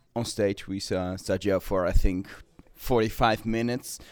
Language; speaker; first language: English; non-native, fluent; Dutch